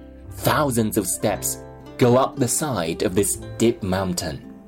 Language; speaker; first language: English; non-native, fluent; Chinese